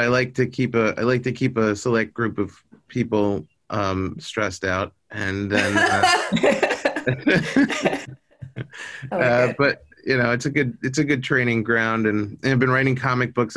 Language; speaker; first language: English; native; English